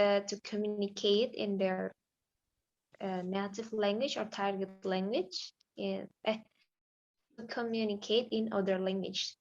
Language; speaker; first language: English; non-native, learner; Indonesian